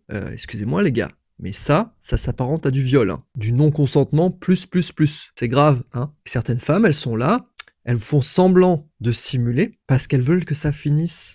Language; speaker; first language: French; native; French